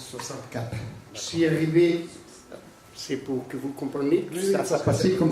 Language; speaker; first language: French; non-native, fluent; Portuguese